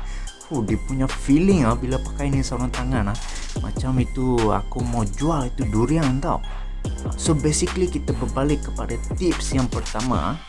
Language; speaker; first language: Malay; native; Malay